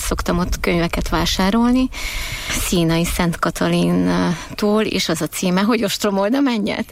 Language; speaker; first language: Hungarian; native; Hungarian